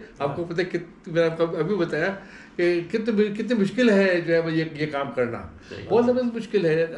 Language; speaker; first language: Hindi; non-native, local second language; Arabic